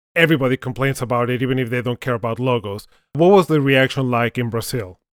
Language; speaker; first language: English; non-native, fluent; Spanish